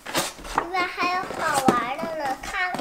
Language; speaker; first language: Chinese; early bilingual, heritage; Chinese